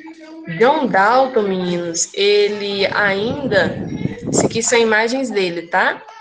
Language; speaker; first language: Portuguese; native; Portuguese